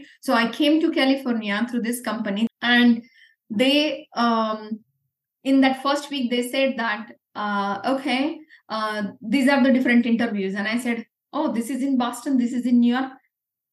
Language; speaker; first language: English; non-native, local second language; Marathi